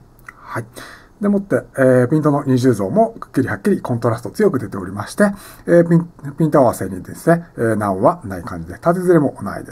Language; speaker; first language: Japanese; native; Japanese